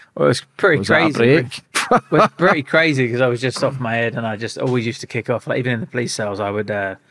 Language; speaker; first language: English; native; English